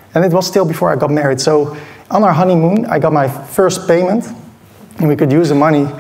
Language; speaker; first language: English; non-native, fluent; Dutch